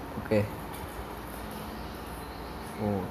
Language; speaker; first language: English; non-native, learner; Indonesian